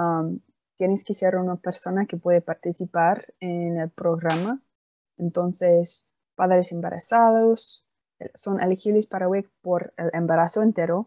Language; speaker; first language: Spanish; non-native, fluent; English